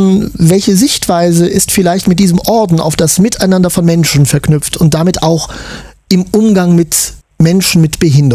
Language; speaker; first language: German; native; German